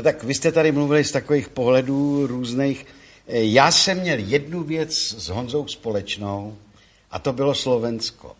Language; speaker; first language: Czech; native; Czech